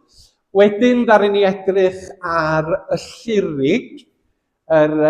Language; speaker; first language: Welsh; native; Welsh